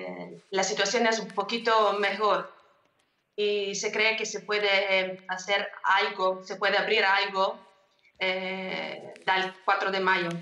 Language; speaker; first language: Spanish; non-native, learner; Italian